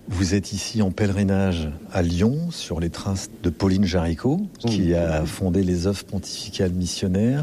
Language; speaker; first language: French; native; French